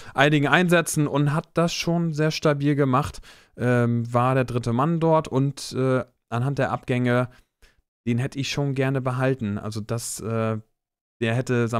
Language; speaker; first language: German; native; German